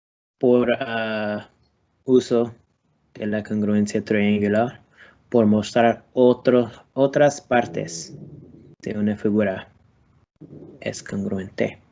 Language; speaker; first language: Spanish; non-native, learner; English